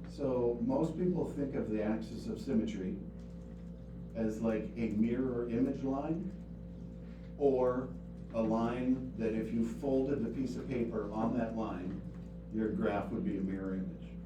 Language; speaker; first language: English; native; English